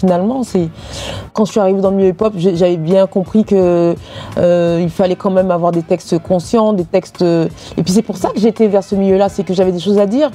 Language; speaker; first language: French; native; French